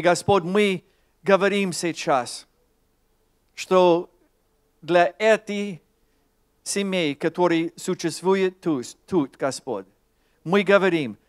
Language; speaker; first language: Russian; non-native, fluent; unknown